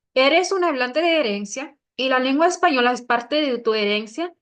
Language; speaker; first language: Spanish; early bilingual, heritage; Spanish